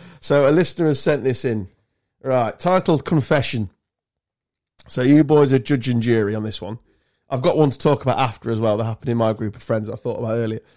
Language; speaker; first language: English; native; English